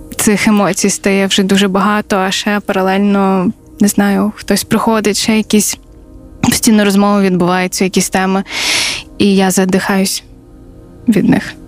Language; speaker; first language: Ukrainian; native; Ukrainian